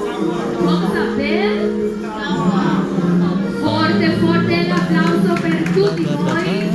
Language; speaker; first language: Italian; non-native, fluent; Spanish